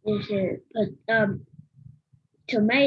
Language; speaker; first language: English; non-native, learner; Vietnamese